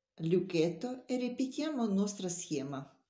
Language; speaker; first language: Italian; non-native, learner; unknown